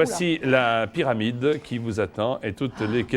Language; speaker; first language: French; native; French